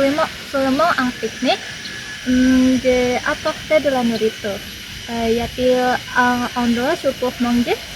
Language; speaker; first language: French; non-native, learner; Indonesian